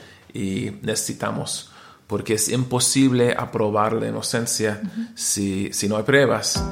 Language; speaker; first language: Spanish; non-native, learner; English